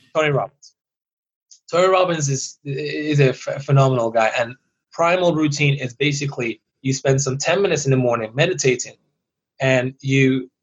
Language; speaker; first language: English; early bilingual, other home language; Persian